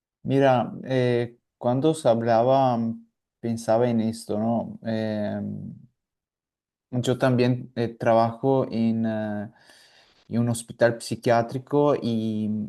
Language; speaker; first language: Spanish; non-native, fluent; Italian